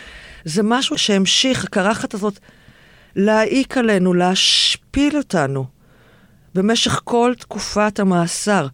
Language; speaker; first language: Hebrew; native; Hebrew